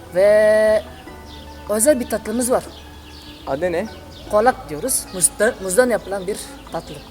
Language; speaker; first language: Turkish; non-native, fluent; Indonesian